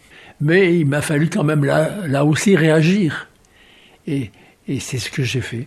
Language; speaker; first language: French; native; French